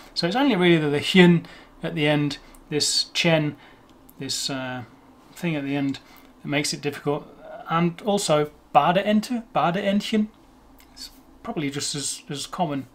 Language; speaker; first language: English; native; English